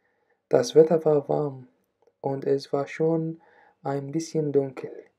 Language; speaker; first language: German; non-native, learner; Arabic